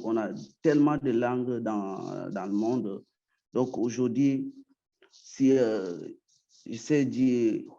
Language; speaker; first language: French; early bilingual, other home language; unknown